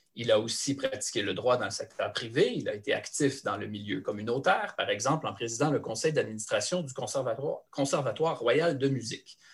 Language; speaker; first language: French; native; French